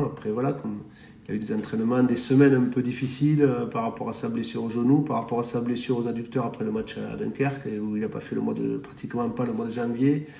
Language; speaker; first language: French; native; French